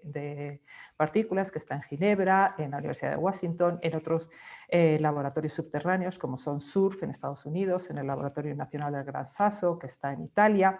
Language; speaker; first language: Spanish; native; Spanish